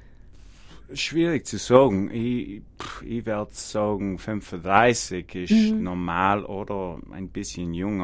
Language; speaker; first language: German; non-native, learner; English